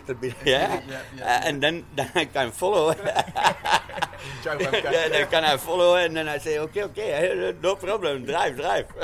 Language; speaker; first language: English; non-native, learner; Dutch